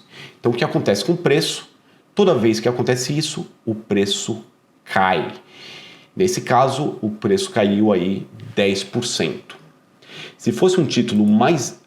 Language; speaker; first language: Portuguese; native; Portuguese